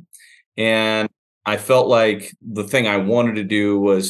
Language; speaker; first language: English; native; English